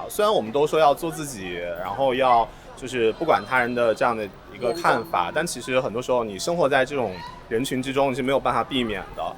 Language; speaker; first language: Chinese; native; Chinese